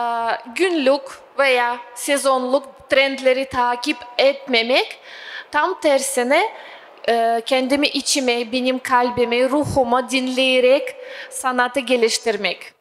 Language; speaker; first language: Turkish; non-native, fluent; Russian